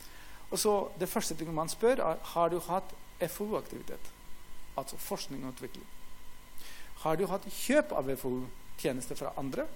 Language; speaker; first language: Norwegian; non-native, fluent; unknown